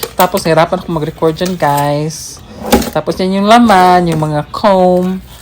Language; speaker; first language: Filipino; native; Filipino